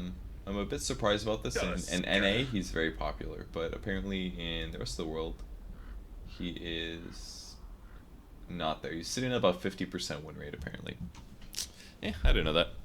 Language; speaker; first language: English; native; English